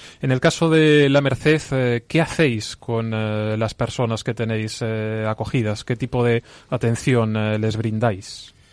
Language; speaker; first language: Spanish; native; Spanish